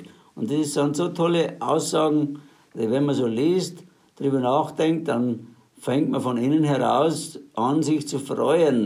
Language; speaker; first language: German; native; German